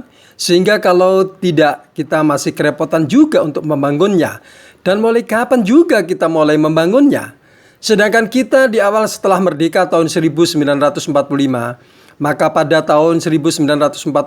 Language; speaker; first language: Indonesian; native; Indonesian